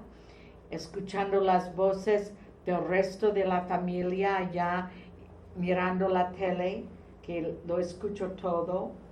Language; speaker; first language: Spanish; non-native, fluent; English